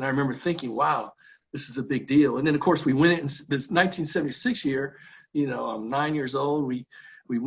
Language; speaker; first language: English; native; English